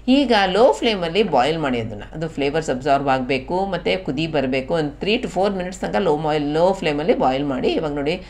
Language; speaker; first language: Kannada; non-native, local second language; Konkani